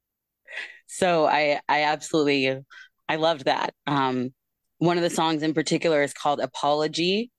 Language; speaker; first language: English; native; English